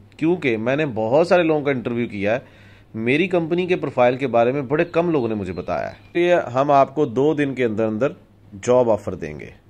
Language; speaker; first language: Urdu; non-native, local second language; Punjabi